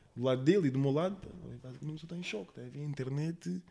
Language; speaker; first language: Portuguese; early bilingual, heritage; English